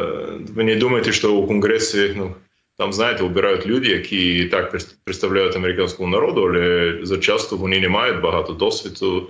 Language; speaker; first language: Ukrainian; non-native, fluent; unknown